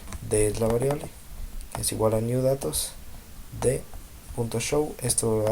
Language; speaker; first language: Spanish; native; Spanish